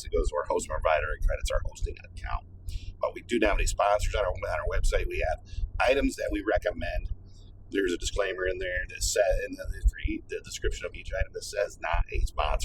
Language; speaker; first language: English; native; English